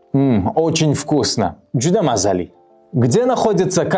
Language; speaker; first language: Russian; non-native, fluent; Uzbek